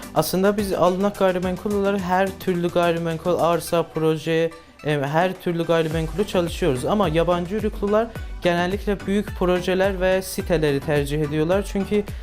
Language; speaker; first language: Turkish; non-native, fluent; Persian